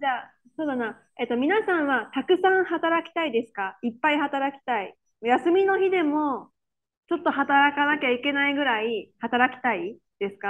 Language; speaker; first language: Japanese; native; Japanese